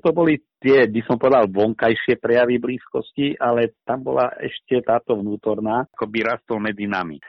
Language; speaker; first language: Slovak; native; Slovak